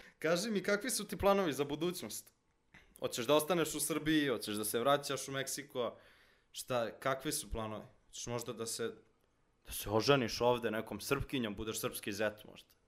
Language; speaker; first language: Serbian; native; Serbian